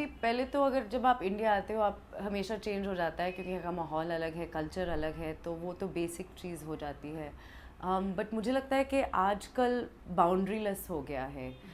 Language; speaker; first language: Hindi; early bilingual, heritage; English